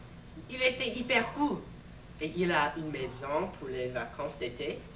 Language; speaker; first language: French; non-native, learner; English